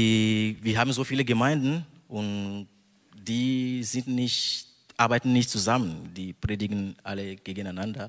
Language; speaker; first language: German; non-native, fluent; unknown